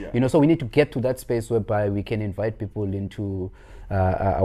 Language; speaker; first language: English; non-native, local second language; Xhosa